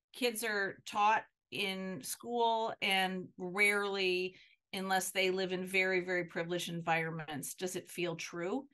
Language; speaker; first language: English; native; English